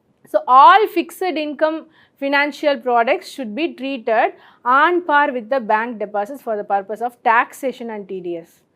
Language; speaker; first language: English; non-native, local second language; Tamil